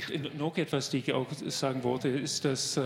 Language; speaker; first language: German; non-native, fluent; English